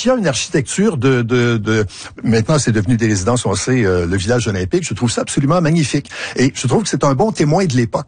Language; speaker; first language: French; native; French